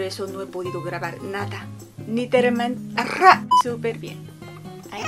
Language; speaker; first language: Spanish; non-native, fluent; Korean